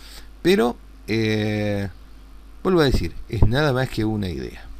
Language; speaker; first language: Spanish; native; Spanish